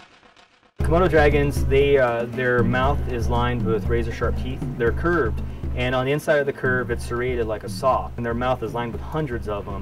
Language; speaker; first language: English; native; English